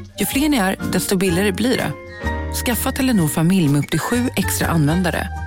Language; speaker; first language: Swedish; native; Swedish